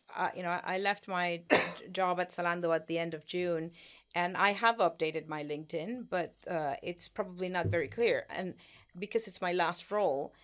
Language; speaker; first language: English; non-native, fluent; Spanish